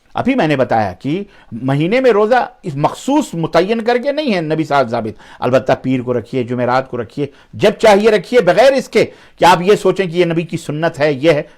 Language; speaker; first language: Urdu; native; Urdu